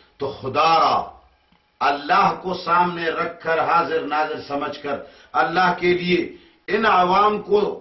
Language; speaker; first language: Urdu; non-native, local second language; Pashto